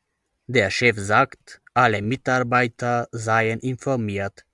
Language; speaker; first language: German; non-native, fluent; Macedonian